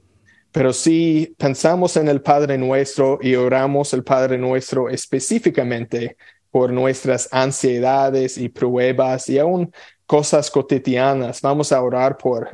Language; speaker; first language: Spanish; non-native, fluent; English